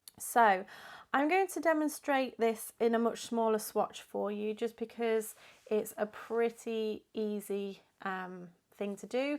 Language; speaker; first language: English; native; English